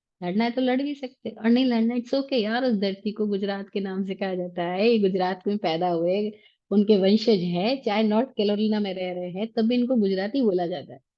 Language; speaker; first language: Hindi; native; Hindi